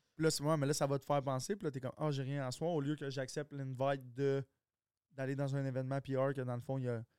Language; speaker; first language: French; early bilingual, other home language; English